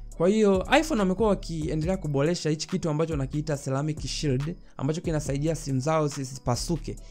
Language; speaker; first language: Swahili; native; Swahili